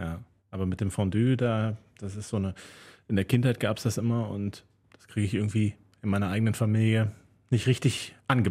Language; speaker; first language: German; native; German